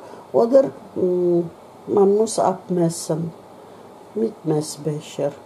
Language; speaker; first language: German; non-native, local second language; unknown